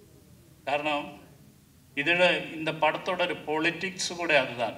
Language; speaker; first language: Tamil; non-native, learner; Malayalam